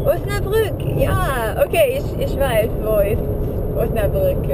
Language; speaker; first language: German; non-native, learner; English